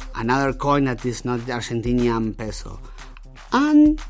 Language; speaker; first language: English; non-native, fluent; Spanish